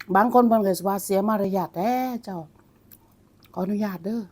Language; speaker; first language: Thai; native; Thai